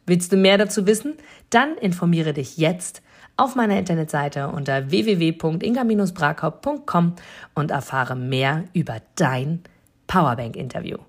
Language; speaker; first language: German; native; German